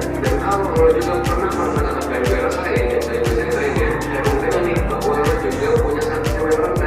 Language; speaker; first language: Indonesian; native; Indonesian